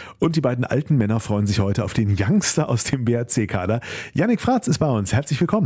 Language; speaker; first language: German; native; German